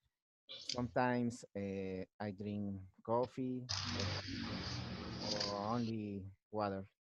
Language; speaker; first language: English; non-native, learner; Spanish